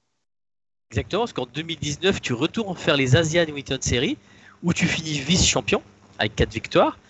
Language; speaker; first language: French; native; French